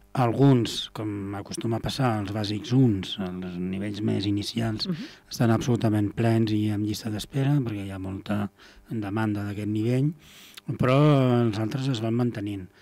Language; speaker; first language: Catalan; native; Catalan